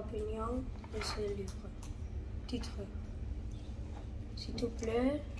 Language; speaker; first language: French; non-native, learner; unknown